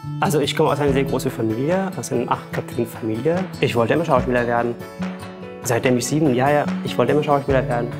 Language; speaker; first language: German; non-native, fluent; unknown